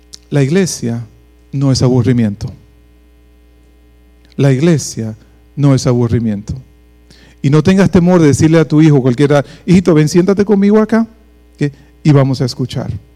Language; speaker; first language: Spanish; native; Spanish